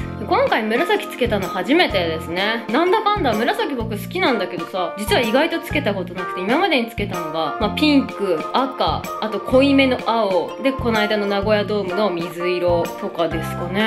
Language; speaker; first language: Japanese; native; Japanese